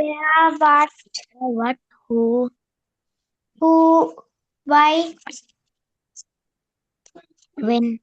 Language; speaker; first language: English; non-native, learner; Tamil